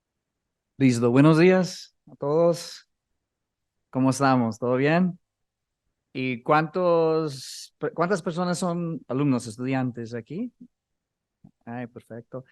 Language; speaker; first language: Spanish; non-native, fluent; English